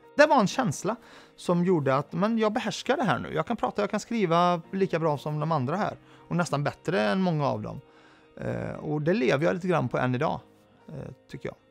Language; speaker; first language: Swedish; early bilingual, other home language; Arabic